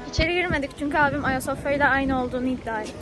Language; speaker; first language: Turkish; early bilingual, heritage; Turkish